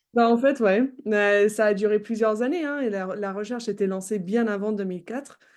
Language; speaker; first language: French; non-native, fluent; English